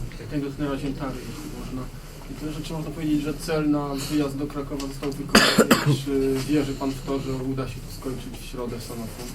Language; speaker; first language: Polish; native; Polish